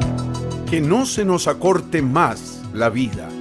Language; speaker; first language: Spanish; native; Spanish